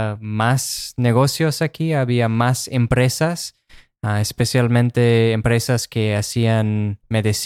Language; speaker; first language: Spanish; non-native, fluent; English